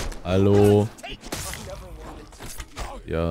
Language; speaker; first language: German; native; German